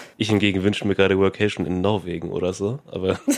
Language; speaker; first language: German; native; German